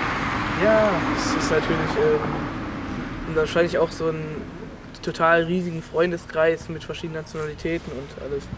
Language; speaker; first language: German; native; German